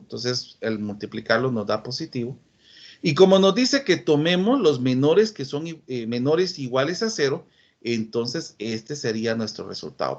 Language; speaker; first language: Spanish; native; Spanish